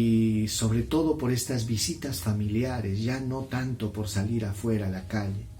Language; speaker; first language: Spanish; native; Spanish